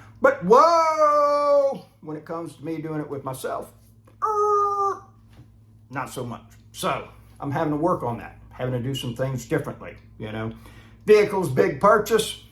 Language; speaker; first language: English; native; English